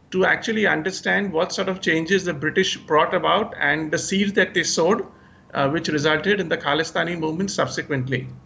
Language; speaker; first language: English; early bilingual, other home language; Hindi